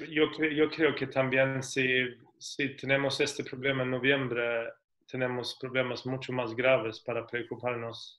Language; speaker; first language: Spanish; non-native, fluent; Swedish